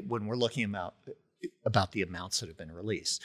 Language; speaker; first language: English; native; English